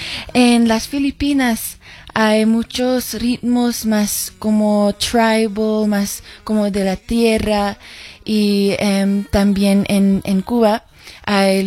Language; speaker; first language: Spanish; non-native, learner; English